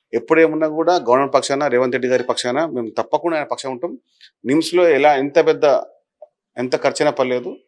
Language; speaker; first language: Telugu; native; Telugu